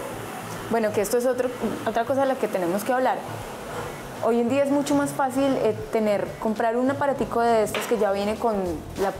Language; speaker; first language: Spanish; native; Spanish